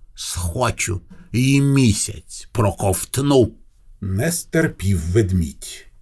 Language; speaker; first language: Ukrainian; non-native, local second language; Russian